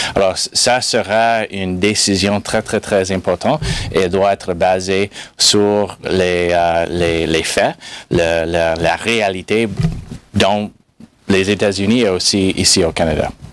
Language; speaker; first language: French; non-native, fluent; English